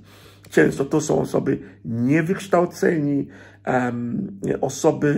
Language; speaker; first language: Polish; non-native, fluent; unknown